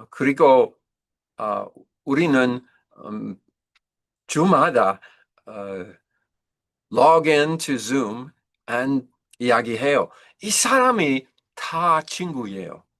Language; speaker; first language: Korean; non-native, learner; English